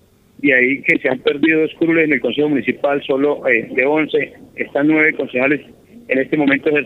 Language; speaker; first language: Spanish; native; Spanish